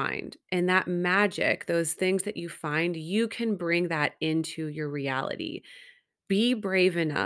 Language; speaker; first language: English; native; English